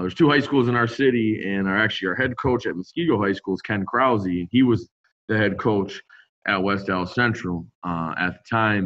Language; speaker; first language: English; native; English